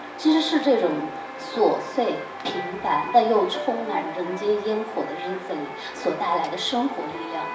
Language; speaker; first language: Chinese; native; Chinese